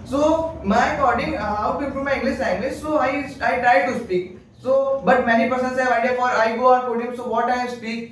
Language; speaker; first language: English; non-native, learner; Hindi